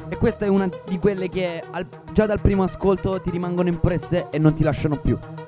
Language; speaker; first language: Italian; native; Italian